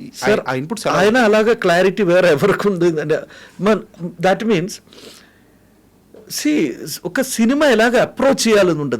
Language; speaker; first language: Telugu; non-native, fluent; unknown